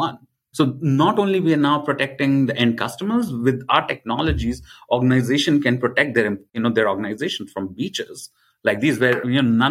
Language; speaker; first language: English; non-native, local second language; Hindi